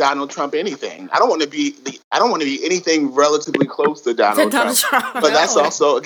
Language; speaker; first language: English; native; English